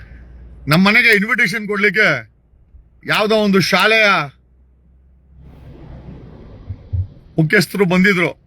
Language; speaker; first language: Kannada; native; Kannada